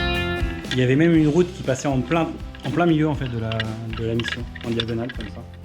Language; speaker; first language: French; native; French